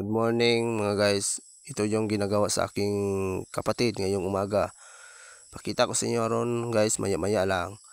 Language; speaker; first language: Filipino; non-native, local second language; Cebuano